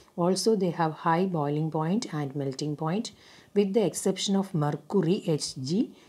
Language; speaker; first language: English; non-native, local second language; Malayalam